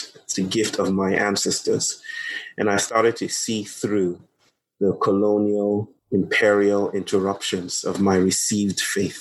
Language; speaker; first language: English; non-native, local second language; Yoruba